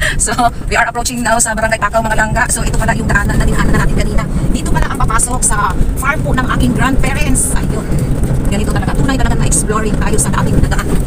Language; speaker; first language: Filipino; non-native, local second language; Hiligaynon